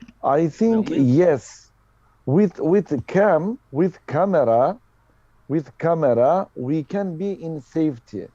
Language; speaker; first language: English; non-native, learner; Turkish